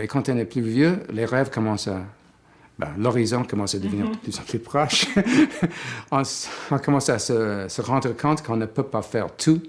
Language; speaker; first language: French; non-native, fluent; English